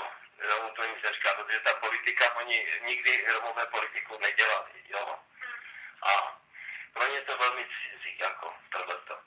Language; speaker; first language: Czech; non-native, local second language; Romany